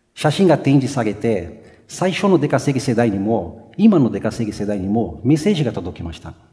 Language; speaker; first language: Japanese; non-native, fluent; Portuguese